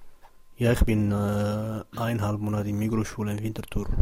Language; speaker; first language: German; non-native, learner; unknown